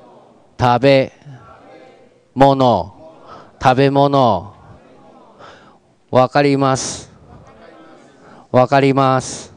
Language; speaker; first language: Japanese; non-native, fluent; Chinese